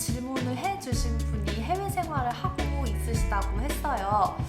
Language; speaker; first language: Korean; native; Korean